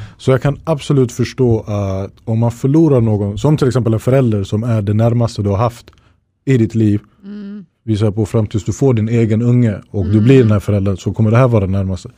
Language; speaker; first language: Swedish; early bilingual, other home language; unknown